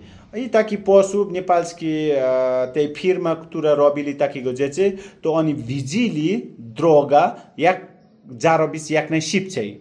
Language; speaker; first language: Polish; non-native, learner; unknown